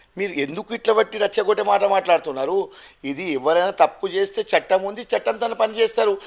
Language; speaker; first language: Telugu; non-native, local second language; Gujarati